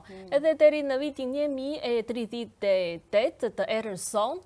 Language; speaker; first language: Albanian; non-native, fluent; Chinese